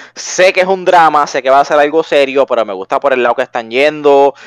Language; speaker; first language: Spanish; native; Spanish